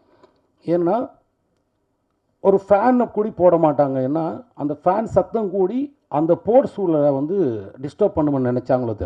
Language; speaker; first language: Tamil; native; Tamil